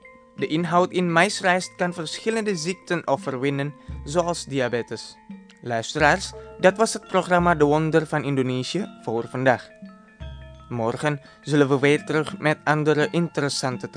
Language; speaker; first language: Dutch; non-native, fluent; Indonesian